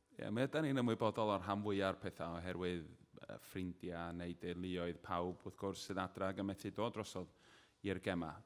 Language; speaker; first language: Welsh; native; Welsh